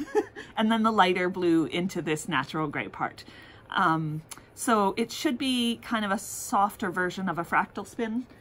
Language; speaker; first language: English; native; English